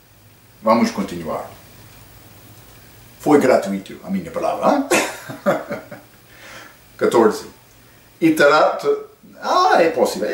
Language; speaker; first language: Portuguese; non-native, fluent; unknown